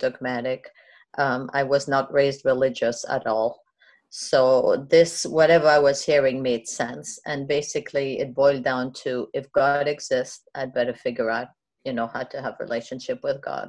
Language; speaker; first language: English; non-native, fluent; French